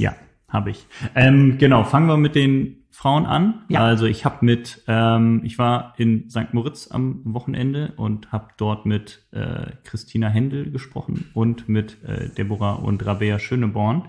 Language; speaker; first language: German; native; German